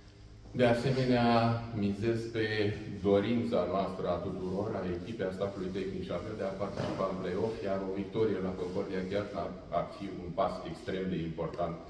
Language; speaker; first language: Romanian; native; Romanian